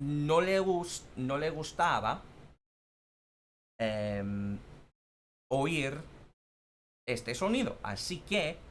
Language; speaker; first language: Spanish; non-native, fluent; English